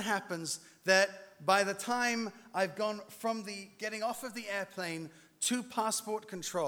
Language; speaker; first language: English; native; English